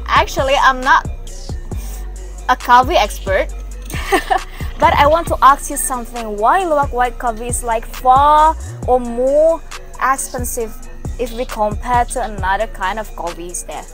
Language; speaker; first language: English; non-native, learner; Indonesian